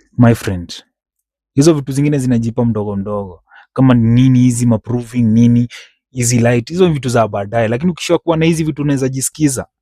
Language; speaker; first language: Swahili; native; Swahili